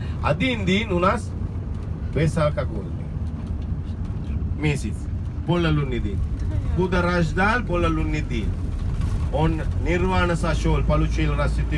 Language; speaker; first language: Russian; non-native, learner; Sinhala